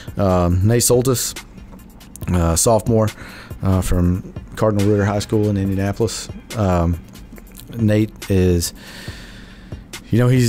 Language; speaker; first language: English; native; English